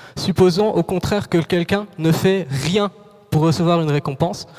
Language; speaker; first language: French; native; French